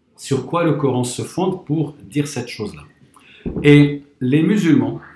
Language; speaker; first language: French; non-native, local second language; Arabic